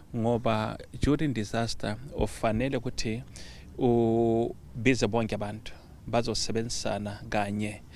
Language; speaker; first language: Zulu; native; Zulu